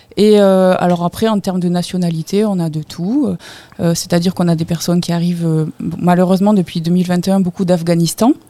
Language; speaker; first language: French; native; French